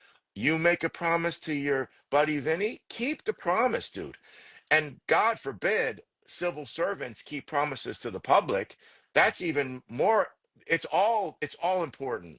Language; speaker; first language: English; native; English